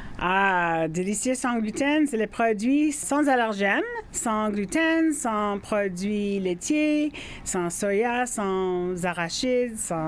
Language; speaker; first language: French; non-native, fluent; English